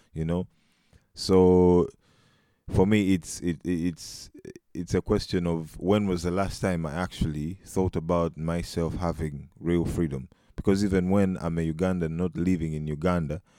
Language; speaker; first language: English; non-native, local second language; Ganda